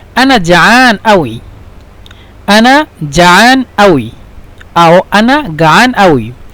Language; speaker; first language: Egyptian Arabic; non-native, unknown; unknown